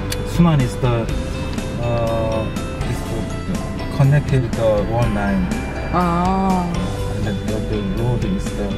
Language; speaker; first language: English; non-native, learner; Korean